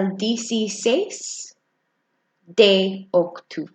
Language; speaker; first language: Spanish; non-native, fluent; English